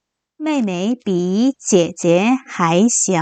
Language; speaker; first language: Chinese; non-native, fluent; Korean